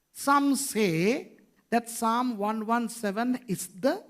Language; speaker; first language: English; non-native, local second language; Sinhala